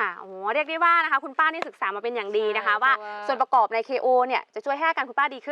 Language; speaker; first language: Thai; native; Thai